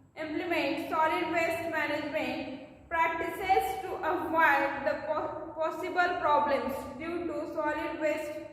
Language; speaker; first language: English; non-native, local second language; Marathi